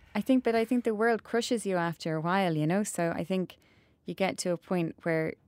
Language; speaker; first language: English; native; English